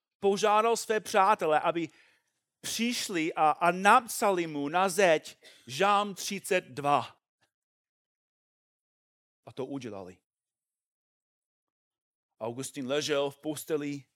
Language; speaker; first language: Czech; non-native, fluent; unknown